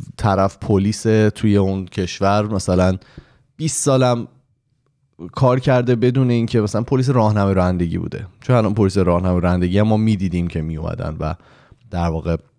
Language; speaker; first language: Persian; native; Persian